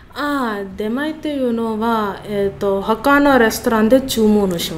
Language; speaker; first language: Japanese; non-native, learner; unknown